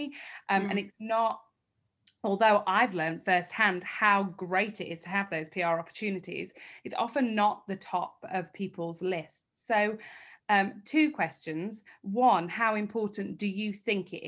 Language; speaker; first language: English; native; English